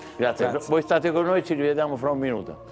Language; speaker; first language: Italian; native; Italian